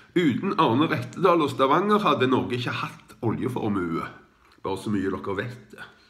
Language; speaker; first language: Norwegian; native; Norwegian